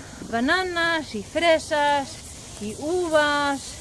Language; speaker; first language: Spanish; non-native, learner; English